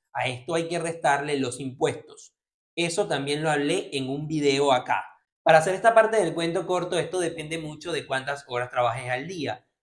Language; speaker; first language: Spanish; native; Spanish